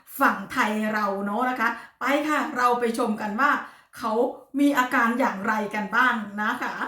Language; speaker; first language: Thai; non-native, local second language; Lao